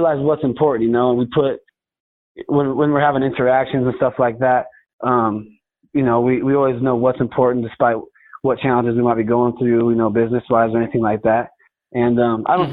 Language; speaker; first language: English; native; English